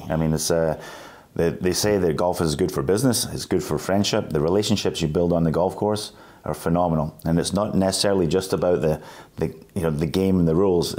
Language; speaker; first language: English; native; English